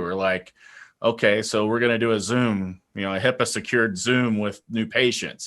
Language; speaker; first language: English; native; English